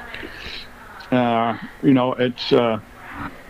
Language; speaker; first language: English; native; English